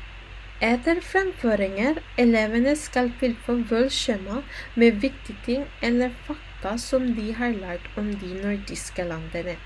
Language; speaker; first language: Norwegian; non-native, learner; Filipino